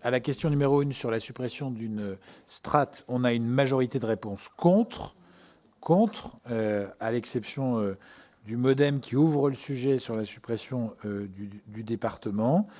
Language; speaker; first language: French; native; French